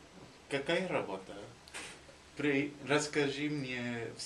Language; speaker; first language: Russian; non-native, learner; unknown